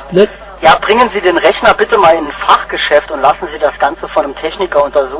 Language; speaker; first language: German; native; German